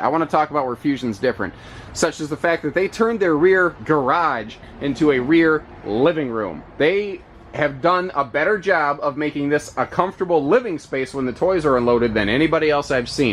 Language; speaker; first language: English; native; English